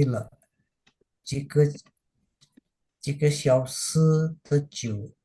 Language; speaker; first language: Chinese; non-native, learner; Indonesian